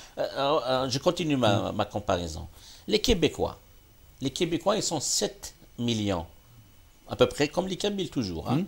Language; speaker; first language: French; non-native, local second language; Kabyle